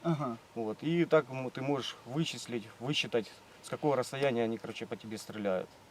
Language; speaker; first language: Russian; native; Russian